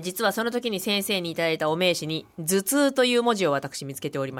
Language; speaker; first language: Japanese; native; Japanese